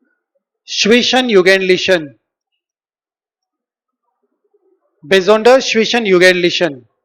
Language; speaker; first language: German; non-native, learner; Hindi